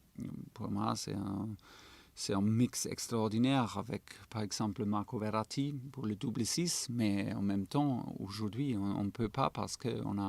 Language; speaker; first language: French; non-native, fluent; German